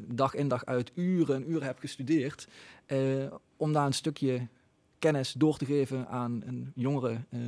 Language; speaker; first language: Dutch; native; Dutch